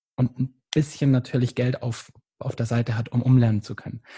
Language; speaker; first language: German; native; German